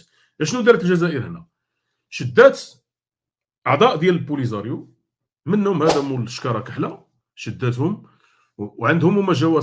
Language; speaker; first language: Arabic; native; Arabic